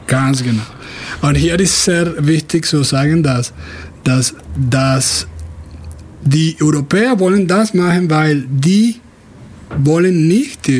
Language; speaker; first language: German; non-native, fluent; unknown